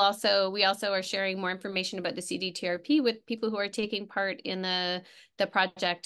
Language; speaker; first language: English; native; English